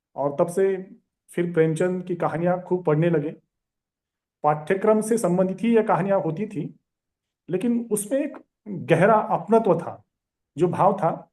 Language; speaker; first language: Hindi; non-native, local second language; Marathi